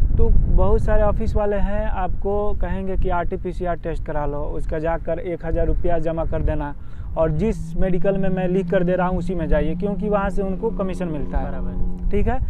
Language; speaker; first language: Hindi; native; Hindi